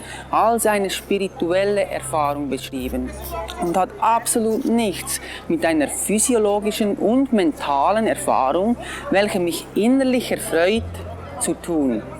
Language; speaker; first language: German; non-native, fluent; English